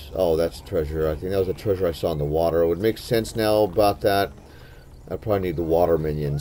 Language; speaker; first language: English; native; English